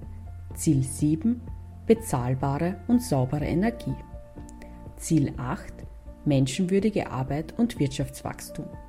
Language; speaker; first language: German; native; German